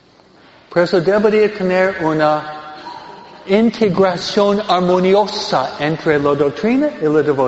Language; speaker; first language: Spanish; non-native, fluent; English